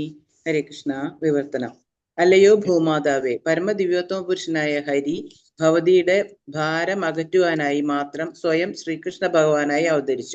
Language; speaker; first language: Malayalam; native; Malayalam